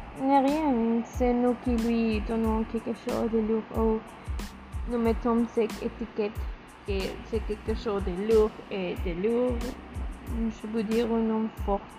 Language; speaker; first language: French; non-native, learner; Spanish